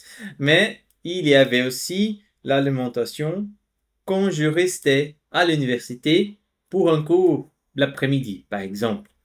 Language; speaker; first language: French; non-native, fluent; Portuguese